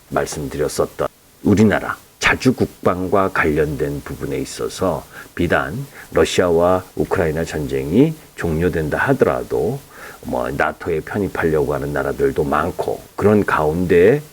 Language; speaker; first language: Korean; native; Korean